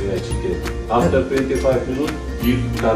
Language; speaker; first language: English; non-native, learner; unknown